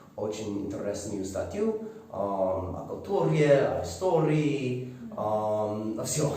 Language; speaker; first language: Russian; non-native, learner; English